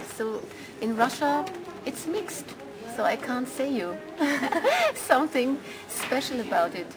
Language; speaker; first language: English; non-native, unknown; German